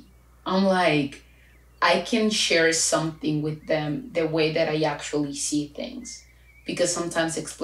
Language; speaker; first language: English; non-native, fluent; Spanish